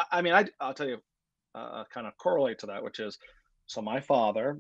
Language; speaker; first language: English; native; English